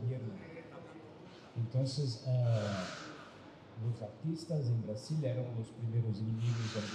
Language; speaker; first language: Spanish; non-native, fluent; Portuguese